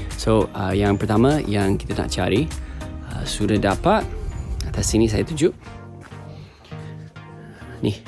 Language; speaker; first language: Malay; non-native, fluent; English